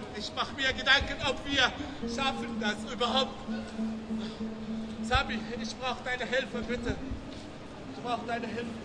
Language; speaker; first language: German; non-native, learner; Arabic